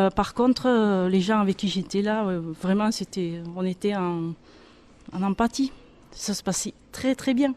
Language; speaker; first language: French; native; French